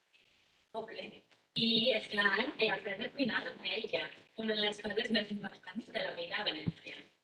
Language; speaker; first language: Catalan; non-native, fluent; English